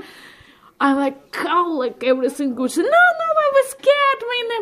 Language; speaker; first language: English; non-native, learner; Ukrainian